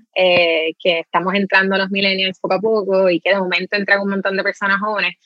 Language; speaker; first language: Spanish; native; Spanish